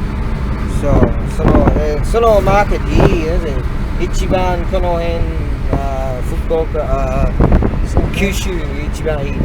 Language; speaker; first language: Japanese; non-native, learner; English